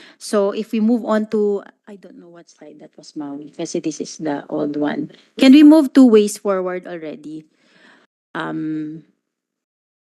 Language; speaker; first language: English; non-native, local second language; Filipino